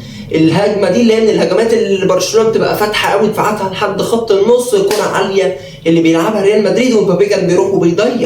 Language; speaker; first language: Arabic; native; Arabic